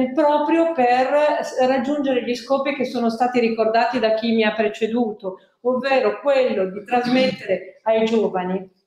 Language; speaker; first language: Italian; native; Italian